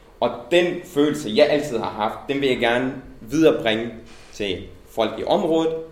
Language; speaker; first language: Danish; early bilingual, other home language; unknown